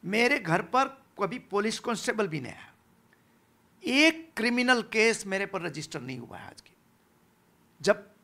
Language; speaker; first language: Hindi; non-native, local second language; Gujarati